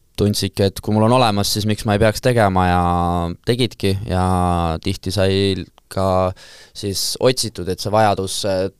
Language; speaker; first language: Estonian; native; Estonian